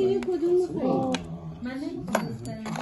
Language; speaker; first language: Persian; native; Persian